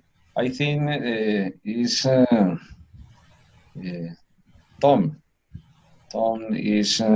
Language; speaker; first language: English; non-native, learner; Spanish